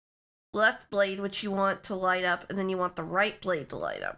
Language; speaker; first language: English; native; English